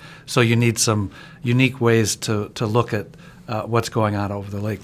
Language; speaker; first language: English; native; English